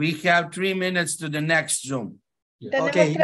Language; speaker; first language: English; non-native, fluent; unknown